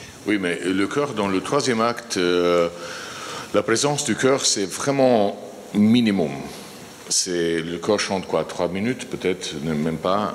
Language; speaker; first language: French; non-native, fluent; Slovenian